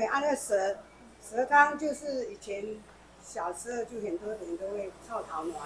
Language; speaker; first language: Chinese; native; Chinese